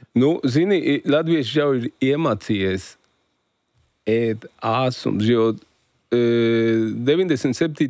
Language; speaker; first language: Latvian; non-native, fluent; Spanish